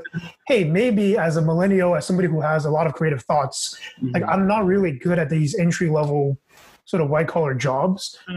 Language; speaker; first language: English; native; English